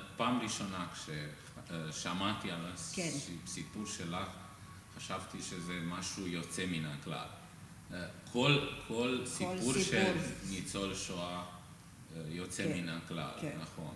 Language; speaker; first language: Hebrew; non-native, fluent; Romanian